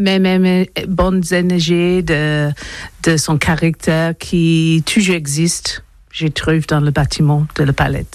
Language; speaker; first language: French; non-native, learner; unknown